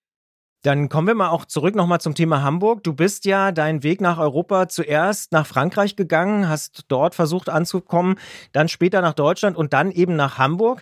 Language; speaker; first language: German; native; German